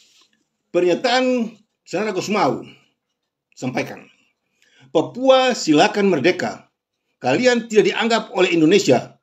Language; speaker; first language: Indonesian; native; Indonesian